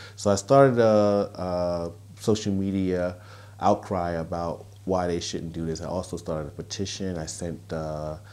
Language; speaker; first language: English; native; English